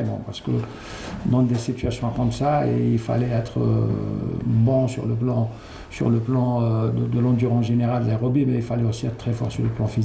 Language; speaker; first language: French; non-native, local second language; Arabic